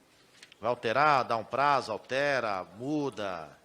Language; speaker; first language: Portuguese; native; Portuguese